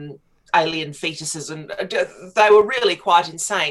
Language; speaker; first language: English; native; English